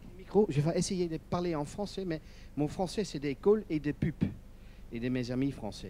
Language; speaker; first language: French; non-native, learner; Dutch